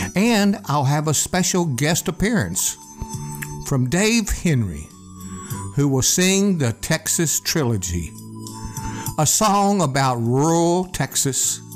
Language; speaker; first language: English; native; English